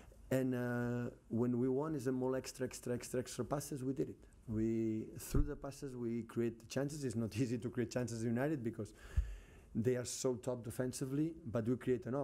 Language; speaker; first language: English; non-native, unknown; Catalan